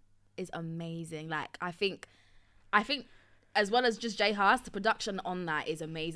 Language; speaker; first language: English; native; English